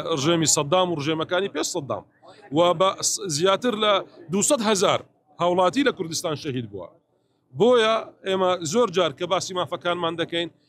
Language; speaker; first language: Central Kurdish; non-native, local second language; Assyrian Neo-Aramaic